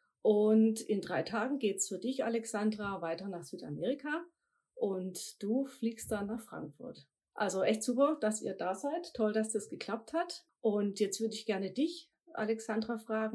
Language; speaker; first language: German; native; German